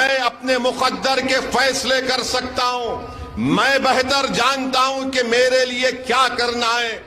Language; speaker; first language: Urdu; native; Urdu